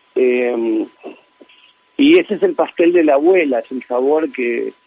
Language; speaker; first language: Spanish; native; Spanish